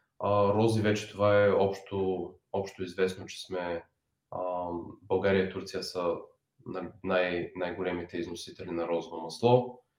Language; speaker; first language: Bulgarian; native; Bulgarian